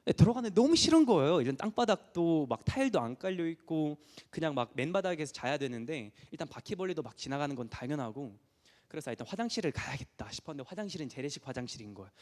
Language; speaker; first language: Korean; early bilingual, heritage; Korean